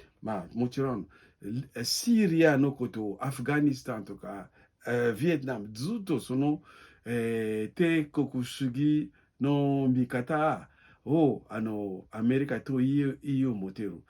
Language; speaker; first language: Japanese; non-native, learner; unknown